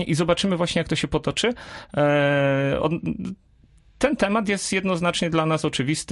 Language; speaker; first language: Polish; native; Polish